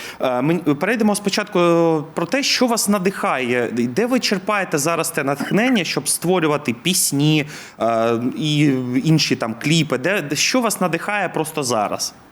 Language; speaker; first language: Ukrainian; native; Ukrainian